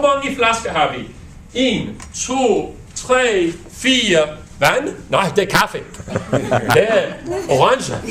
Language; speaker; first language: Danish; non-native, learner; English